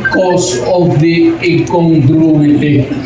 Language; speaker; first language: English; non-native, local second language; Cebuano